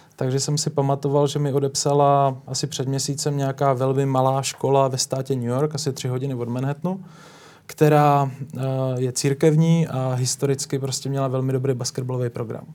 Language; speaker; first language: Czech; native; Czech